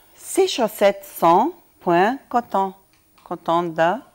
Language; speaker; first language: French; non-native, fluent; Arabic